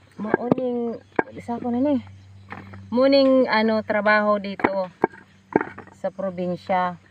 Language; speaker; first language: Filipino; non-native, local second language; Masbatenyo